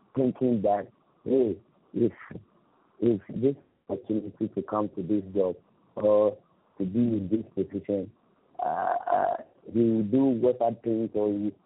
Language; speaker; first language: English; non-native, local second language; Akan